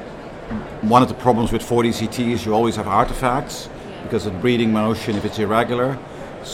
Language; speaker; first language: English; non-native, fluent; Dutch